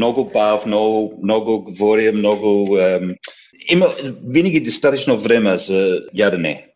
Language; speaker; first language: Bulgarian; non-native, learner; English